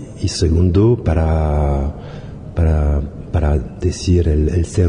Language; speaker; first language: Spanish; non-native, learner; French